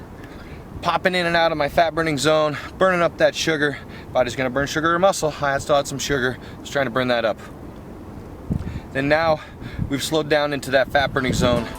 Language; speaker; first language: English; native; English